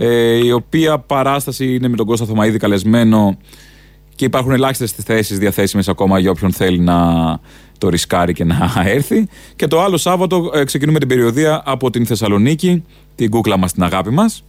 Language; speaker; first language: Greek; native; Greek